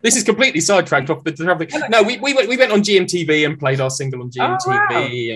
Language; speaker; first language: English; native; English